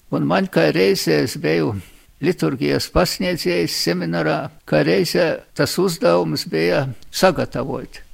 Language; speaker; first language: Latvian; native; Latvian